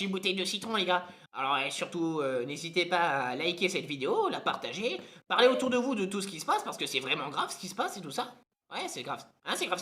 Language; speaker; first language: French; native; French